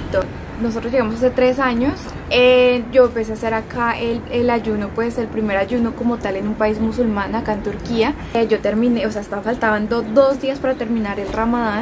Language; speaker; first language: Spanish; native; Spanish